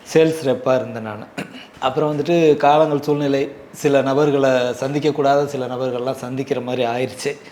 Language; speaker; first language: Tamil; native; Tamil